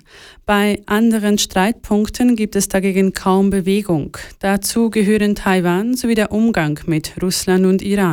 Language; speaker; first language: German; native; German